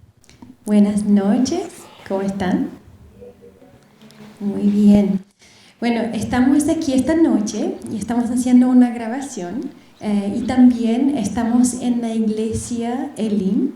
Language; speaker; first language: Spanish; non-native, fluent; Bulgarian